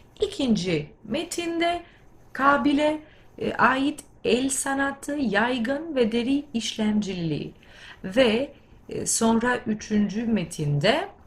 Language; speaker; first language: Turkish; non-native, fluent; Albanian